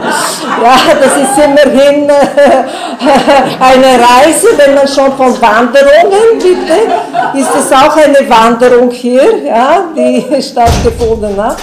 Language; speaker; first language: German; non-native, fluent; Bulgarian